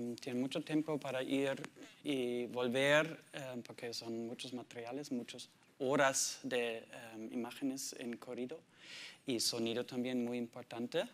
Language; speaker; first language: Spanish; non-native, learner; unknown